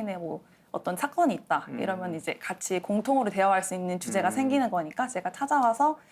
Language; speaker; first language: Korean; native; Korean